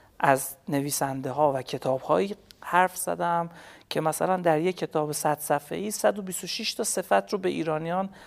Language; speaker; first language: Persian; native; Persian